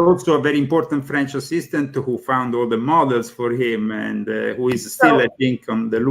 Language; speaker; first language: English; non-native, fluent; Italian